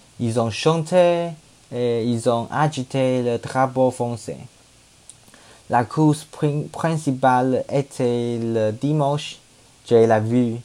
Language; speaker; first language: French; non-native, learner; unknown